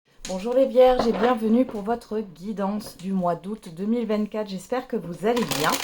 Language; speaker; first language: French; native; French